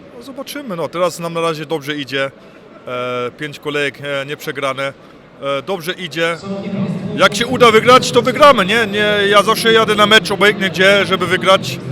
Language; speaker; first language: Polish; early bilingual, heritage; Polish